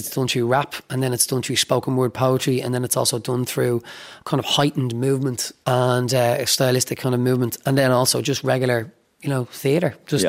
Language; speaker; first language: English; native; English